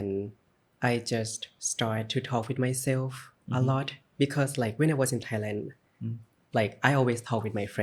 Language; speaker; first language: English; non-native, learner; Thai